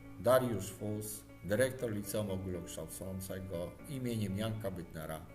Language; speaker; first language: Polish; native; Polish